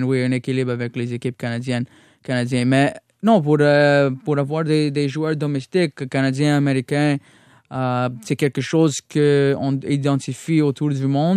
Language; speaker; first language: French; non-native, local second language; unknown